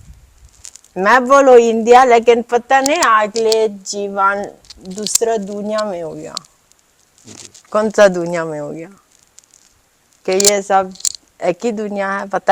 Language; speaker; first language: Hindi; non-native, learner; Italian